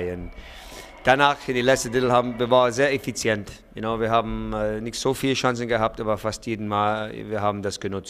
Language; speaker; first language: German; non-native, fluent; English